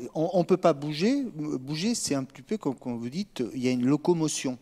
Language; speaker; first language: French; native; French